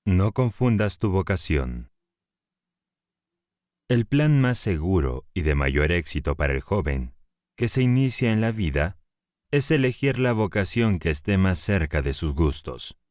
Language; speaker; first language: Spanish; native; Spanish